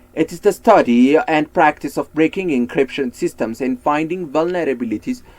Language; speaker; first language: English; non-native, local second language; Amharic